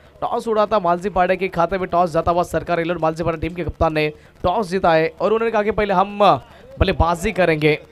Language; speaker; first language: Hindi; non-native, local second language; Marathi